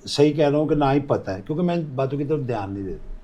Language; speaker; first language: Urdu; non-native, local second language; Punjabi